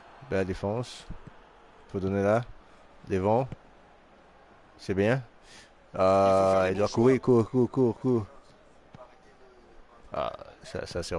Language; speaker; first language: French; non-native, fluent; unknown